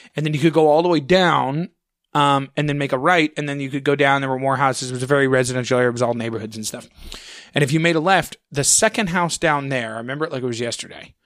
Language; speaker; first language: English; native; English